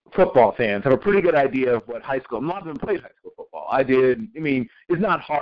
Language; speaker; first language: English; native; English